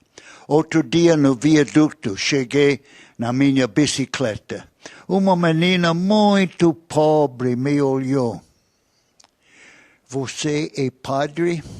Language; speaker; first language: Portuguese; non-native, fluent; English